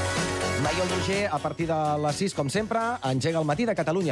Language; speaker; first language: Catalan; native; Catalan